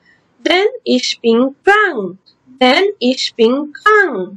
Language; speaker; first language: German; non-native, fluent; Arabic